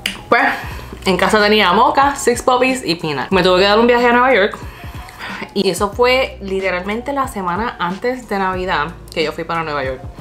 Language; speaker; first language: Spanish; early bilingual, other home language; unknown